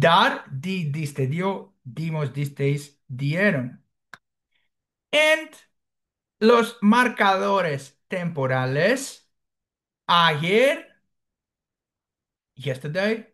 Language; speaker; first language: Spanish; non-native, fluent; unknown